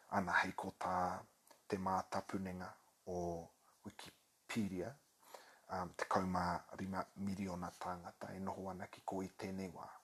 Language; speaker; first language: Māori; non-native, local second language; English